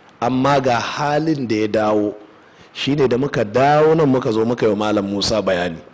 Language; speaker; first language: Hausa; native; Hausa